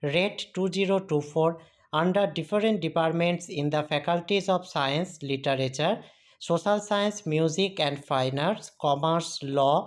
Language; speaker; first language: English; non-native, local second language; Bangla